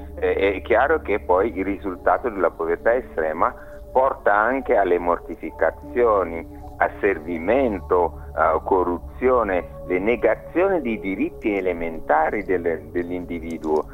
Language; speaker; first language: Italian; non-native, fluent; Wolof